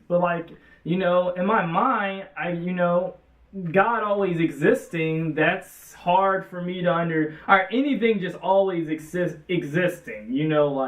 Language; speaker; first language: English; native; English